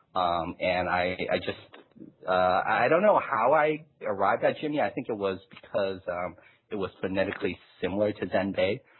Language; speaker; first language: English; early bilingual, other home language; Chinese